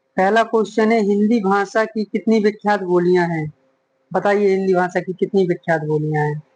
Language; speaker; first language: Hindi; native; Hindi